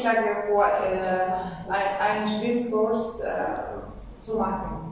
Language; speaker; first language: German; non-native, learner; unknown